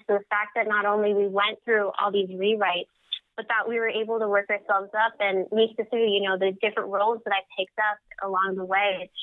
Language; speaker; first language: English; native; English